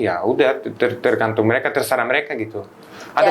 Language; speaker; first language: Indonesian; non-native, fluent; Serbian